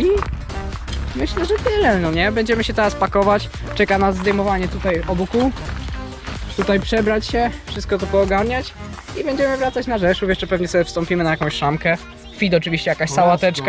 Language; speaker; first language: Polish; native; Polish